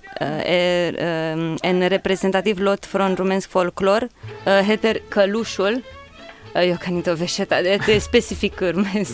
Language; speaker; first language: Swedish; non-native, fluent; Romanian